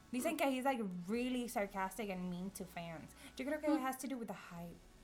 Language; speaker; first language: English; non-native, local second language; Spanish